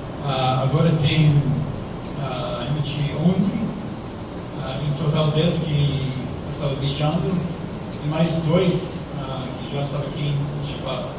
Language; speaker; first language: Portuguese; non-native, fluent; English